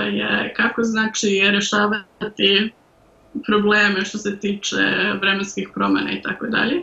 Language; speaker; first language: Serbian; early bilingual, heritage; Serbian